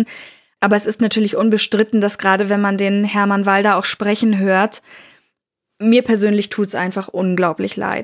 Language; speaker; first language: German; native; German